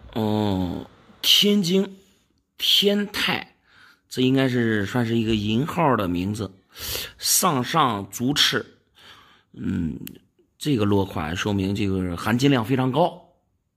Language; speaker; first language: Chinese; native; Chinese